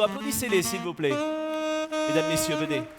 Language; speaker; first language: French; native; French